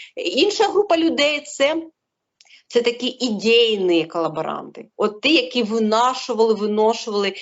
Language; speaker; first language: Ukrainian; non-native, local second language; Russian